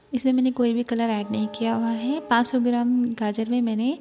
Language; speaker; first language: Hindi; non-native, local second language; Urdu